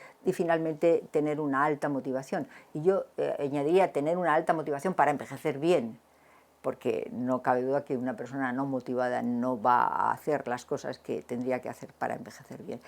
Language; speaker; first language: Spanish; native; Spanish